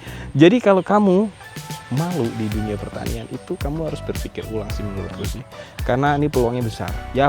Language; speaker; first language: Indonesian; native; Indonesian